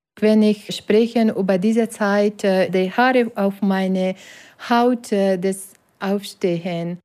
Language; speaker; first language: German; non-native, learner; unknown